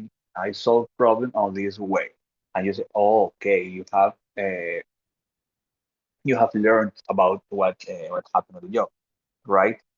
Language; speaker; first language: English; non-native, fluent; Spanish